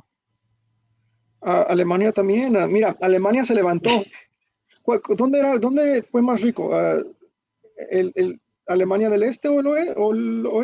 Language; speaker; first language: Spanish; early bilingual, heritage; Spanish